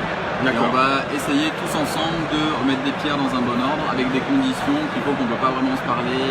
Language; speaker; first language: French; native; French